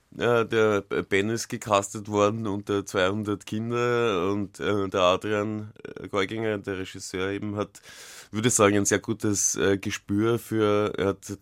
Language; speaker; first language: German; native; German